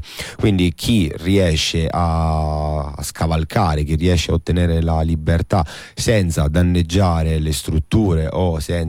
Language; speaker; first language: Italian; native; Italian